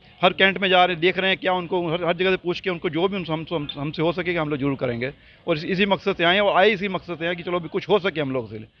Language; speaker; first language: Hindi; non-native, local second language; Punjabi